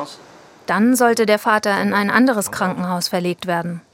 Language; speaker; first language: German; native; German